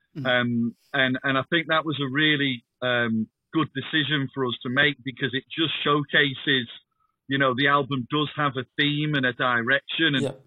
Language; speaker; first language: English; native; English